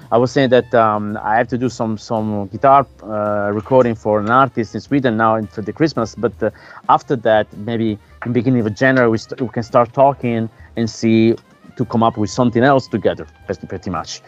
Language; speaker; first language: English; non-native, fluent; Italian